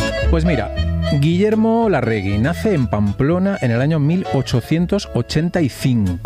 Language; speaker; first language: Spanish; native; Spanish